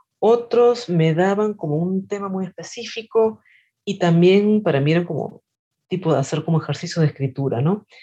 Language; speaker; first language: Spanish; native; Spanish